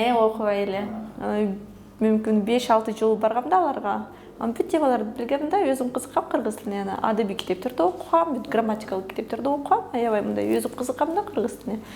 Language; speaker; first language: Kyrgyz; early bilingual, other home language; Russian